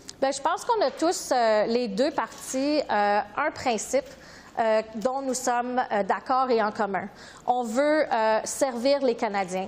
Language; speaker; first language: French; native; French